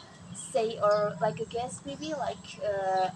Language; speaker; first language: English; non-native, learner; Indonesian